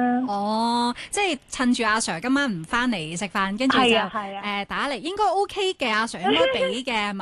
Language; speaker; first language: Cantonese; native; Cantonese